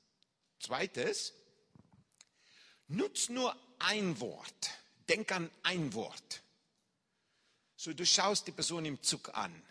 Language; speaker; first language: German; non-native, fluent; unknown